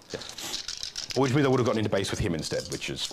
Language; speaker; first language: English; native; English